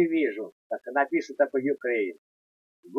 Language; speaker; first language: Russian; native; Russian